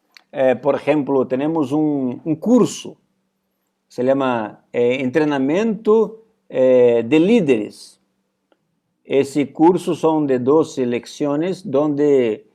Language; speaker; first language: Spanish; non-native, fluent; Portuguese